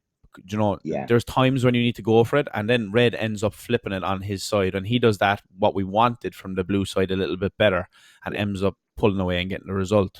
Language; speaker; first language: English; native; English